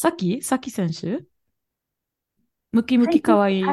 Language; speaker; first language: Japanese; non-native, fluent; English